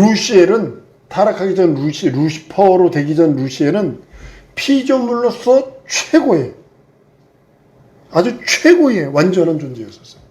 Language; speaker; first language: Korean; native; Korean